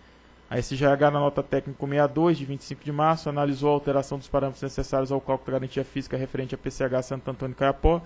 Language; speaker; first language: Portuguese; native; Portuguese